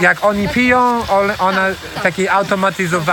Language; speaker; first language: Polish; non-native, learner; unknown